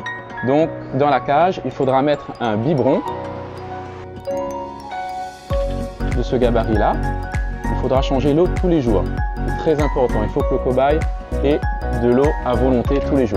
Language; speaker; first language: French; native; French